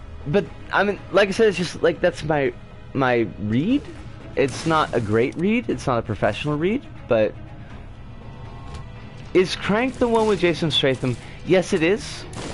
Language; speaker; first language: English; native; English